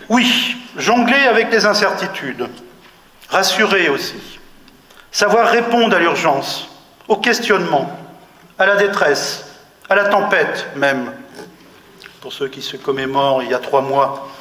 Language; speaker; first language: French; native; French